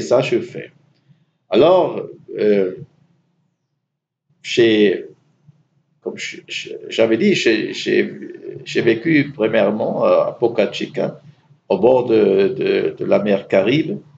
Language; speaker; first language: French; non-native, fluent; German